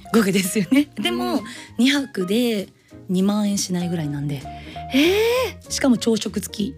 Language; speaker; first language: Japanese; native; Japanese